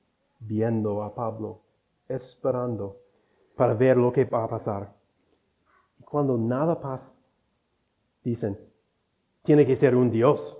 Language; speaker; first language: Spanish; non-native, fluent; English